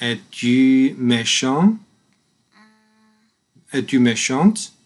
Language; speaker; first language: French; non-native, learner; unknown